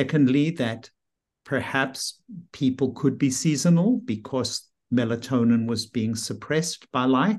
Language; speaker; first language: English; native; English